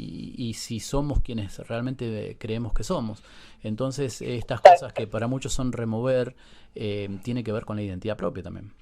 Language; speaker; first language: Spanish; native; Spanish